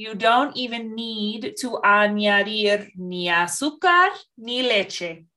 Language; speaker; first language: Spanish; non-native, fluent; English